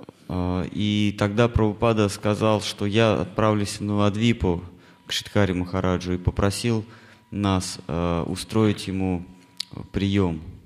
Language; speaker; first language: Russian; native; Russian